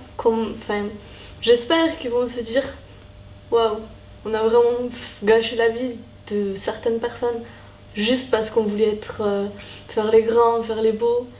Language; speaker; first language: French; early bilingual, other home language; Spanish